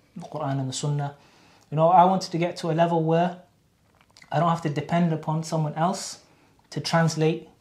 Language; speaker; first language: English; native; English